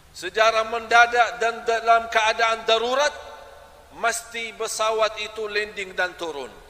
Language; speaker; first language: Malay; non-native, fluent; Arabic